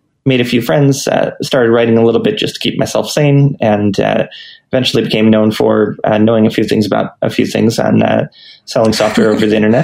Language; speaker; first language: English; native; English